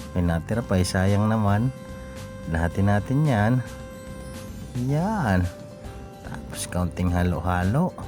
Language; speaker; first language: Filipino; non-native, local second language; Bikol